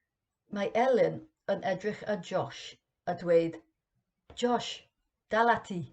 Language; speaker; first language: Welsh; non-native, learner; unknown